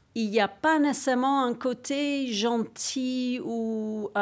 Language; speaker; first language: French; non-native, fluent; English